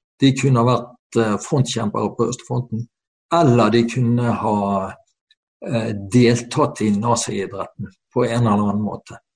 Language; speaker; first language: Norwegian; native; Norwegian